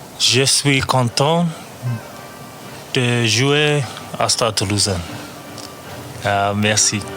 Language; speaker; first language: French; non-native, learner; English